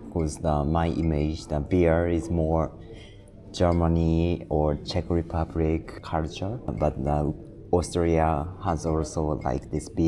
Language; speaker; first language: English; non-native, learner; Japanese